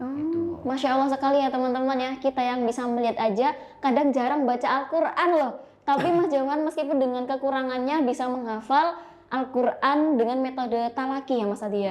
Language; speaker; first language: Indonesian; native; Indonesian